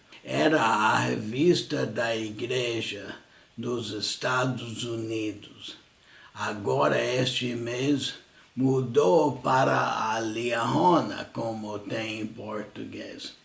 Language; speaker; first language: Portuguese; non-native, fluent; English